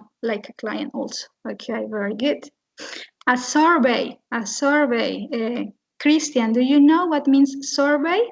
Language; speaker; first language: English; non-native, fluent; Spanish